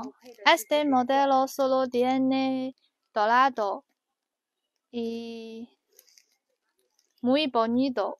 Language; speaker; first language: Spanish; non-native, learner; Chinese